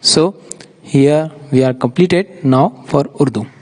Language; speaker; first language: English; non-native, local second language; Urdu